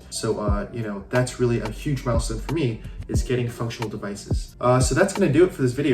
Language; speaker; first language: English; early bilingual, other home language; Chinese